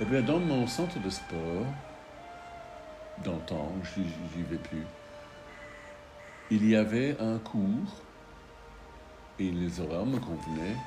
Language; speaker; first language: French; non-native, fluent; English